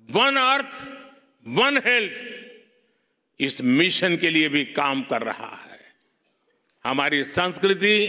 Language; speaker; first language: Hindi; non-native, local second language; Gujarati